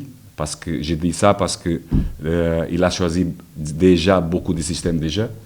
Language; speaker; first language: French; non-native, learner; Portuguese